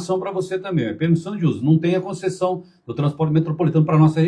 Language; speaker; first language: Portuguese; native; Portuguese